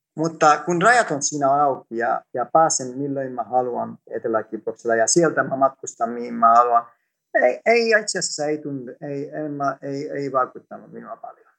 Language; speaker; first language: Finnish; non-native, fluent; Greek